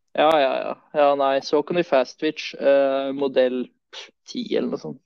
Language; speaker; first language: Norwegian; early bilingual, other home language; Swedish